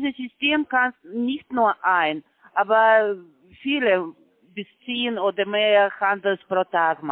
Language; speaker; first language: German; non-native, learner; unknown